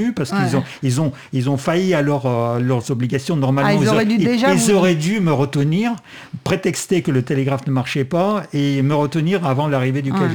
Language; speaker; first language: French; non-native, fluent; Russian